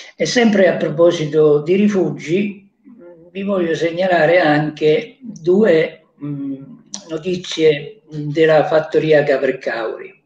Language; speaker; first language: Italian; native; Italian